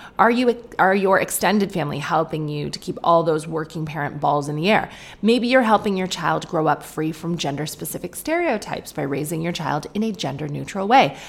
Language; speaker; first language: English; native; English